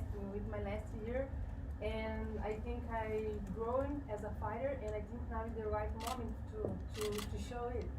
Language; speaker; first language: English; non-native, learner; Portuguese